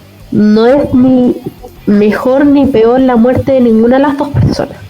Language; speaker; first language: Spanish; native; Spanish